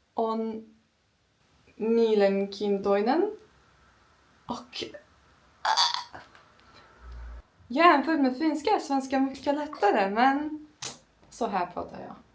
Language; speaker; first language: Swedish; non-native, learner; Turkish